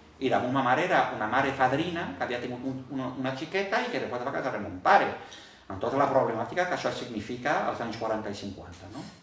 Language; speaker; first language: Catalan; early bilingual, heritage; Catalan